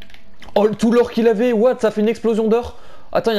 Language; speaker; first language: French; native; French